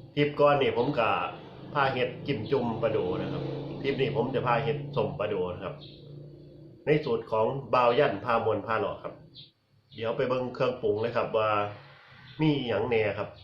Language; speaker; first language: Thai; non-native, local second language; Northeastern Thai